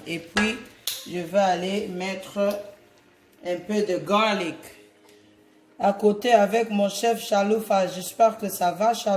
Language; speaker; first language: French; non-native, local second language; Lingala